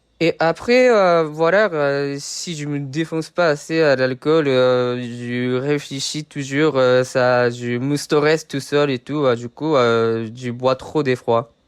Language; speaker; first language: French; non-native, fluent; Japanese